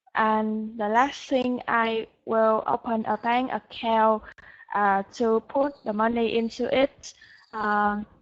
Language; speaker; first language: English; non-native, learner; Vietnamese